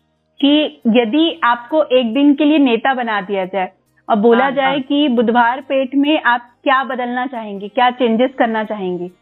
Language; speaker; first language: Hindi; native; Hindi